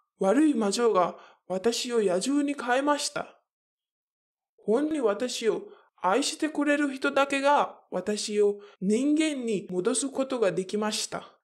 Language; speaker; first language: Japanese; non-native, fluent; English